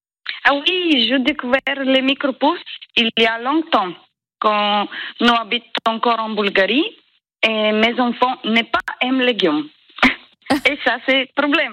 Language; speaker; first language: French; non-native, learner; Bulgarian